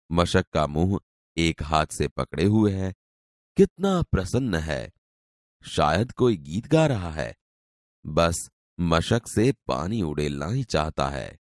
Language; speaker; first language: Hindi; non-native, local second language; Gujarati